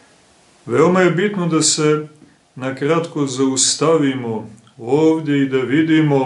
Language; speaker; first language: Serbian; native; Serbian